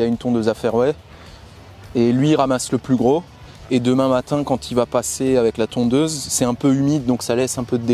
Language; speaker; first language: French; native; French